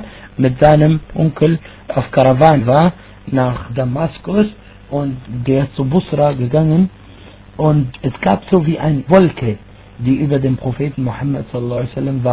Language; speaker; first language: German; non-native, fluent; Arabic